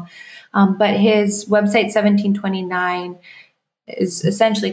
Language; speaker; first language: English; native; English